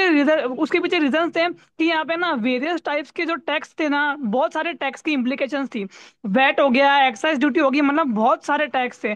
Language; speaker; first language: Hindi; native; Hindi